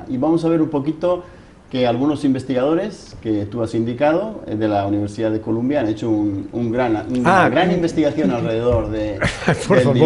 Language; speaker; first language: Spanish; native; Spanish